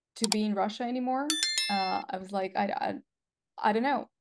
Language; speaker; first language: English; non-native, fluent; Russian